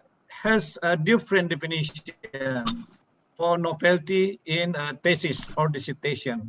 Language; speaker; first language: English; non-native, learner; Indonesian